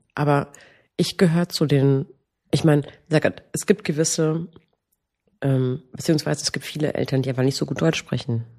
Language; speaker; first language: German; native; German